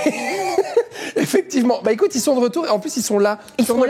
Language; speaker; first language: French; native; French